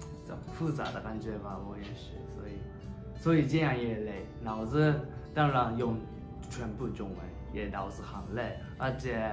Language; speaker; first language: Chinese; non-native, learner; Japanese